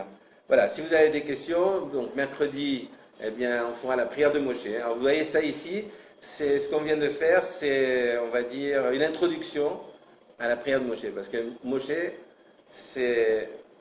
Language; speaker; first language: French; native; French